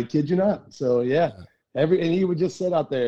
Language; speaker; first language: English; native; English